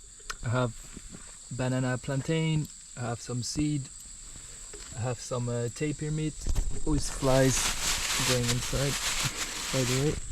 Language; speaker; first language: English; non-native, fluent; French